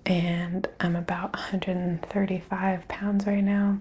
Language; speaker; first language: English; native; English